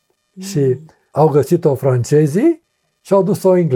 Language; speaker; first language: Romanian; native; Romanian